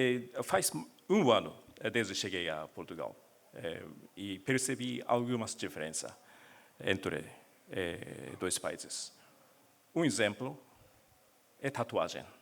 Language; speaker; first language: Portuguese; non-native, learner; Japanese